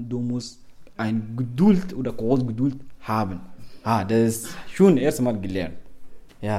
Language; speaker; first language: German; non-native, learner; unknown